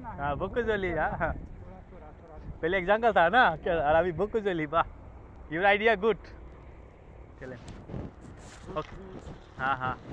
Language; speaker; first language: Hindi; non-native, learner; Bangla